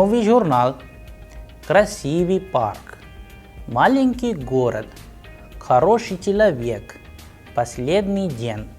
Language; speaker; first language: Russian; non-native, fluent; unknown